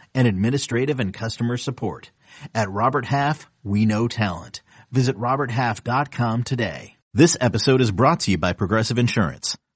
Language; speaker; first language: English; early bilingual, other home language; Italian